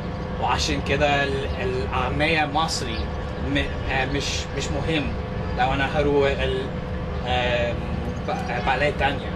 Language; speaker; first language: Arabic; non-native, learner; English